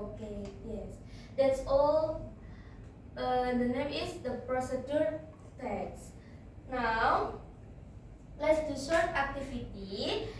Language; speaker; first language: English; non-native, learner; Indonesian